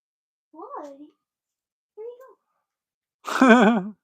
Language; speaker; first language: English; native; English